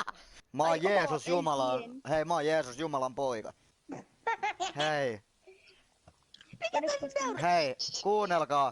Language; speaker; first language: Finnish; native; Finnish